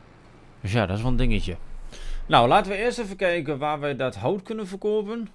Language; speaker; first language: Dutch; native; Dutch